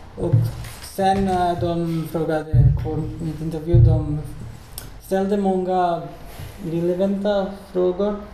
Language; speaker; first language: Swedish; non-native, learner; Bangla